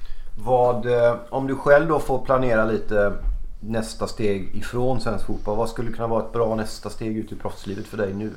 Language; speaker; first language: Swedish; native; Swedish